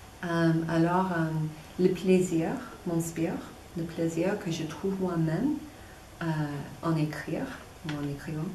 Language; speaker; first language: French; non-native, fluent; English